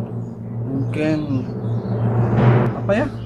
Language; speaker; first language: Indonesian; non-native, learner; Dutch